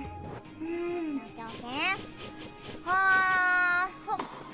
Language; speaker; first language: Japanese; non-native, learner; Indonesian